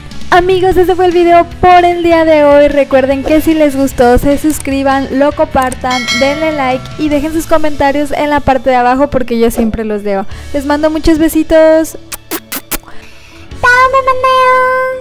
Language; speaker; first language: Spanish; native; Spanish